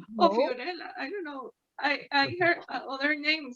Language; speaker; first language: English; non-native, learner; Spanish